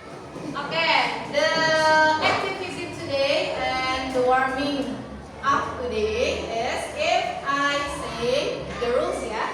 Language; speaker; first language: English; non-native, learner; Indonesian